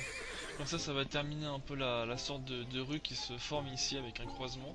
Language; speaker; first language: French; native; French